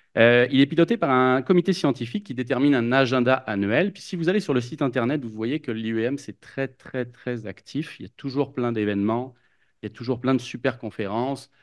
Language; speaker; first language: French; native; French